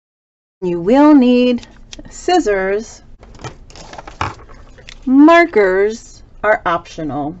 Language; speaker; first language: English; native; English